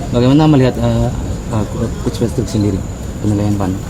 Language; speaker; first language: Indonesian; native; Indonesian